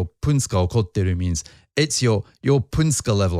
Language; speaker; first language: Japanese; non-native, fluent; English